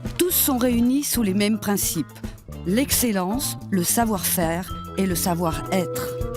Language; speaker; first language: French; native; French